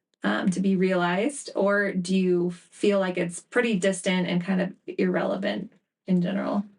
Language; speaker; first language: English; native; English